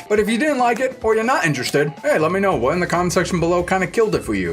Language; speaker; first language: English; native; English